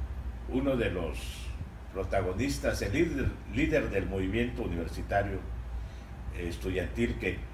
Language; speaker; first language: Spanish; native; Spanish